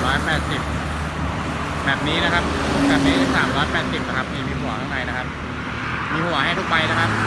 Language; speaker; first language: Thai; native; Thai